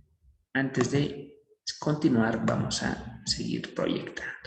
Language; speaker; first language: Spanish; native; Spanish